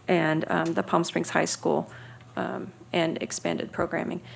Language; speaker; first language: English; native; English